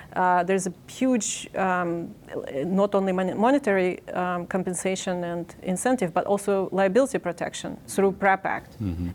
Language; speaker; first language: English; non-native, fluent; Ukrainian